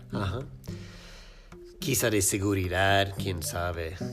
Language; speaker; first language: Spanish; non-native, fluent; English